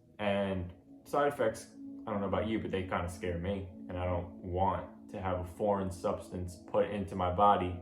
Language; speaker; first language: English; native; English